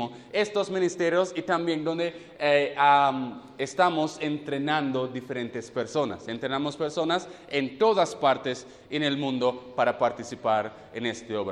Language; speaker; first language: Spanish; non-native, fluent; English